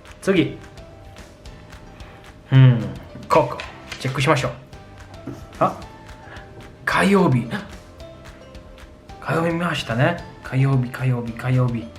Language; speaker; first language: Japanese; non-native, fluent; Polish